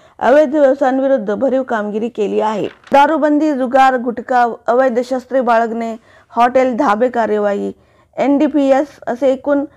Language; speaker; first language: Marathi; non-native, local second language; Urdu